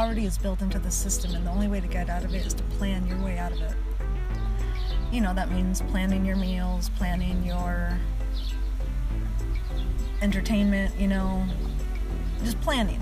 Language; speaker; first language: English; early bilingual, other home language; Spanish